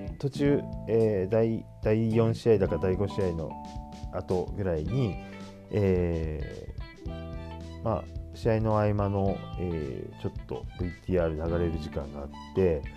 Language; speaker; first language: Japanese; native; Japanese